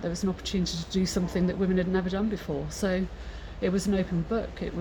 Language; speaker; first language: English; native; English